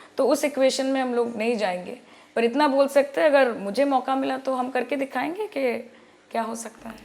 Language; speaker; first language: Hindi; non-native, local second language; Bangla